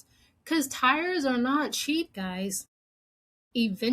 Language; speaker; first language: English; native; English